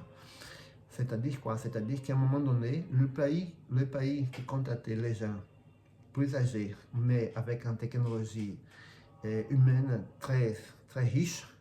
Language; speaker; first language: French; non-native, fluent; Portuguese